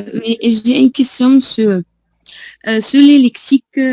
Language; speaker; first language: French; non-native, learner; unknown